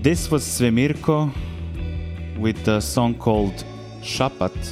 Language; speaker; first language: English; non-native, fluent; Serbian